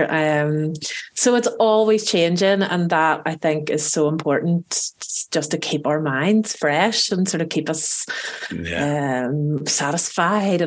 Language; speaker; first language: English; native; English